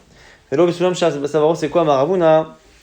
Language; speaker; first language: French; native; French